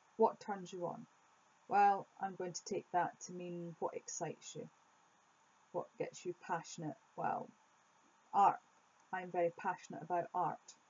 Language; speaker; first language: English; native; English